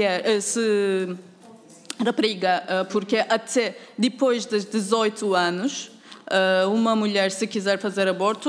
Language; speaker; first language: Portuguese; non-native, fluent; Turkish